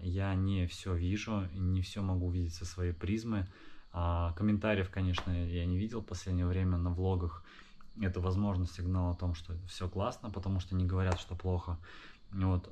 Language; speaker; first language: Russian; native; Russian